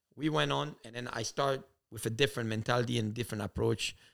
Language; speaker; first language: English; early bilingual, other home language; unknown